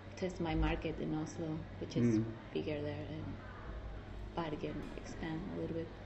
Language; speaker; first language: English; non-native, fluent; Spanish